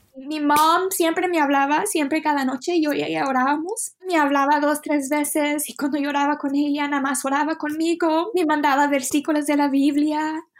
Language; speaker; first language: Spanish; early bilingual, heritage; Spanish